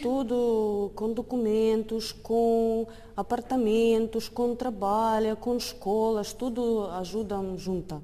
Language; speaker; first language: Portuguese; non-native, learner; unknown